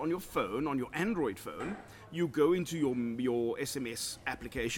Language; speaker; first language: English; native; English